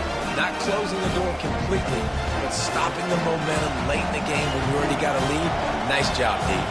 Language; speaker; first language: English; native; English